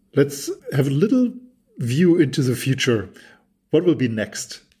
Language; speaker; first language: English; non-native, fluent; German